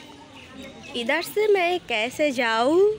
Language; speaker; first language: Hindi; non-native, learner; Bangla